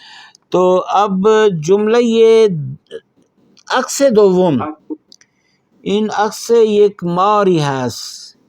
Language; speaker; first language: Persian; non-native, fluent; Urdu